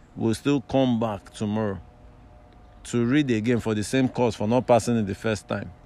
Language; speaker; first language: English; non-native, local second language; Yoruba